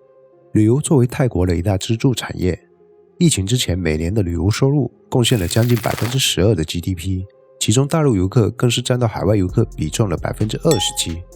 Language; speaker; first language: Chinese; native; Chinese